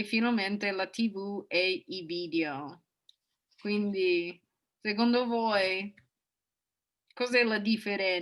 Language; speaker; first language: Italian; non-native, fluent; English